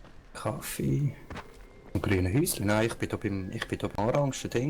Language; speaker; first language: German; native; German